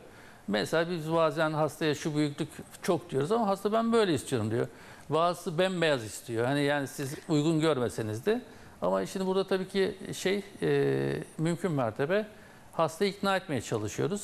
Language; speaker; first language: Turkish; native; Turkish